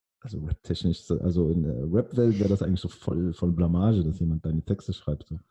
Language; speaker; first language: German; early bilingual, other home language; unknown